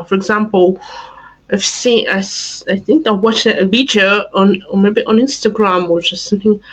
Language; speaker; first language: English; non-native, fluent; Russian